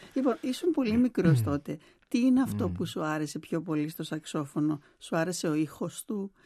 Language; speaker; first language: Greek; native; Greek